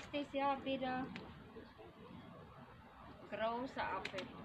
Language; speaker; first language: German; non-native, fluent; Cebuano